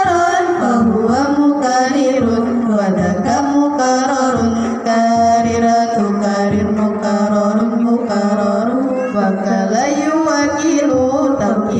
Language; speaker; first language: Arabic; non-native, learner; Indonesian